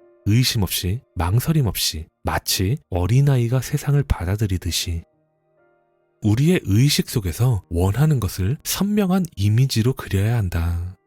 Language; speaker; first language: Korean; native; Korean